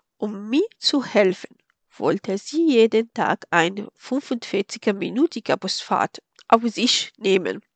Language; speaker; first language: German; non-native, fluent; Arabic